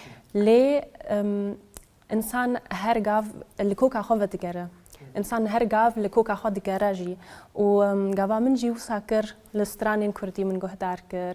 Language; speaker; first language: Kurdish; early bilingual, heritage; Kurdish